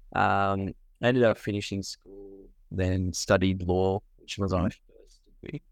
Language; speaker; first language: English; early bilingual, other home language; Sinhala